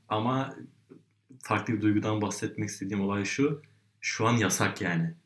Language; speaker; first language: Turkish; native; Turkish